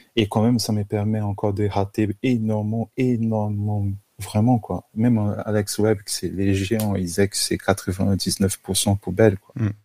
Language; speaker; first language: French; non-native, fluent; Portuguese